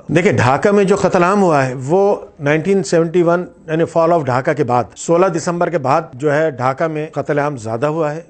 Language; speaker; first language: Urdu; native; Urdu